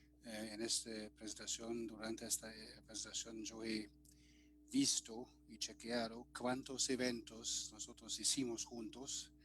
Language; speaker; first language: Spanish; non-native, fluent; German